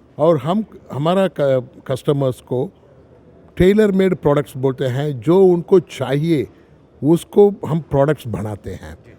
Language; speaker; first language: Hindi; non-native, local second language; Tamil